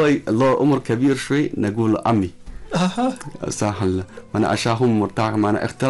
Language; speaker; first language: Arabic; non-native, learner; Chinese